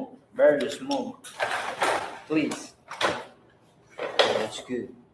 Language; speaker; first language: English; non-native, learner; Spanish